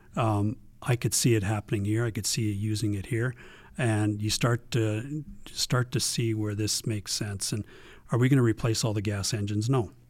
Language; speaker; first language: English; native; English